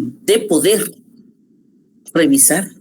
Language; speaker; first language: Spanish; native; Spanish